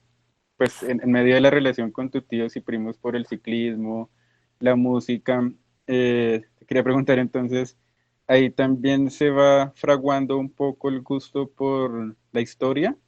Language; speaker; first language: Spanish; native; Spanish